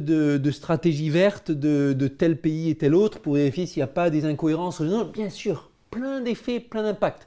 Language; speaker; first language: French; native; French